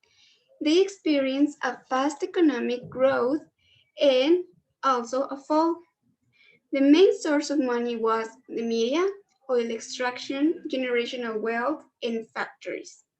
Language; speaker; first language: English; non-native, learner; Spanish